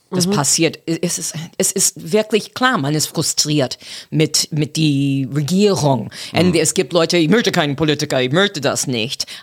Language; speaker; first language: German; non-native, fluent; English